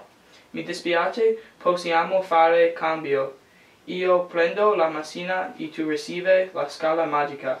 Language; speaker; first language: Italian; non-native, learner; English